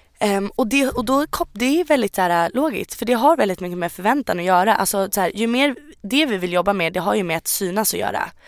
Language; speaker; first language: Swedish; native; Swedish